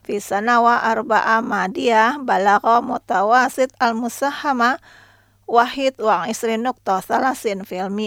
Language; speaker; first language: Arabic; non-native, fluent; Indonesian